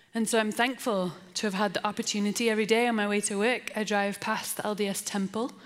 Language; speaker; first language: English; native; English